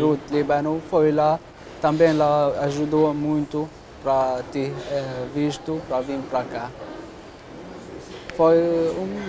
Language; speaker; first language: Portuguese; non-native, local second language; Arabic